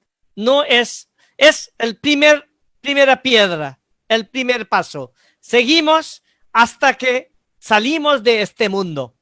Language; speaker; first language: Spanish; non-native, fluent; Bangla